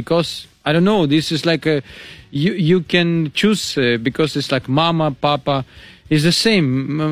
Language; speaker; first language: English; non-native, learner; Russian